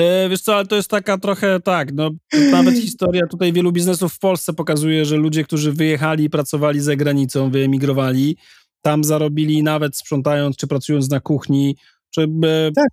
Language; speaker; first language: Polish; native; Polish